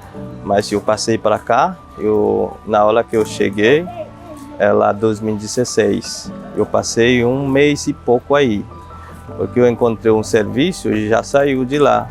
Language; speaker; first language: Portuguese; non-native, fluent; Haitian Creole